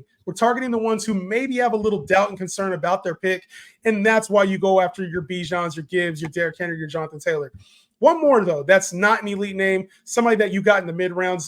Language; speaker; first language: English; native; English